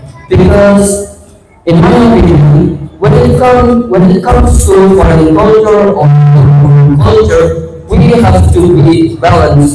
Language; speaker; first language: English; non-native, fluent; Indonesian